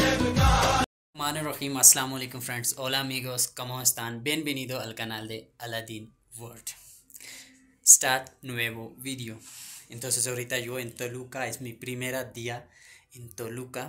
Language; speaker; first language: Spanish; non-native, learner; Urdu